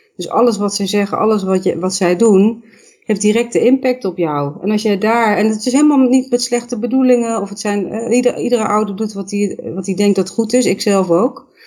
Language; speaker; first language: Dutch; native; Dutch